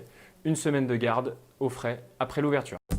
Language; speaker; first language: French; native; French